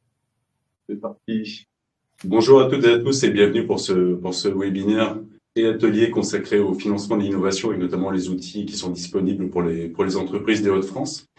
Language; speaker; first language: French; native; French